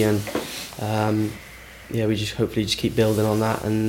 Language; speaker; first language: English; native; English